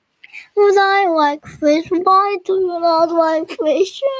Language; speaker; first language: English; non-native, learner; Korean